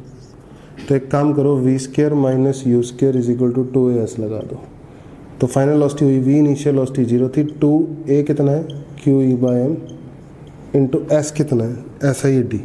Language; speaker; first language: Hindi; native; Hindi